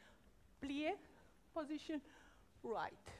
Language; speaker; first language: English; non-native, learner; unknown